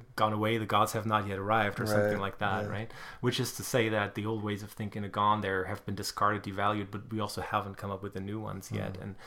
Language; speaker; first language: English; non-native, fluent; German